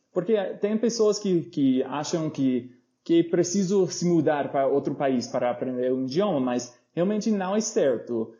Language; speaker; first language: Portuguese; non-native, fluent; English